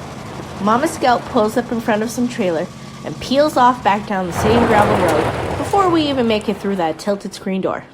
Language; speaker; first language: English; native; English